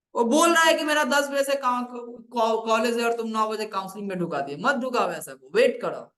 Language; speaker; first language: Hindi; non-native, local second language; Bangla